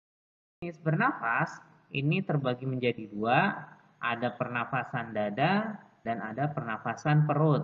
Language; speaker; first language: Indonesian; native; Indonesian